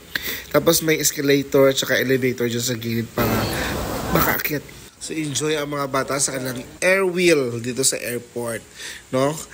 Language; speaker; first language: Filipino; non-native, local second language; Hiligaynon